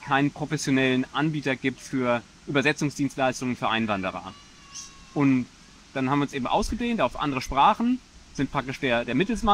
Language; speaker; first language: German; native; German